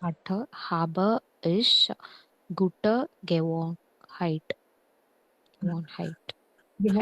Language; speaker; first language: German; non-native, learner; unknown